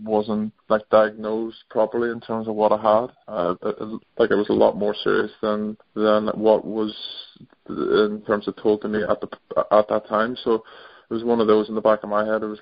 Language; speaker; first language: English; native; English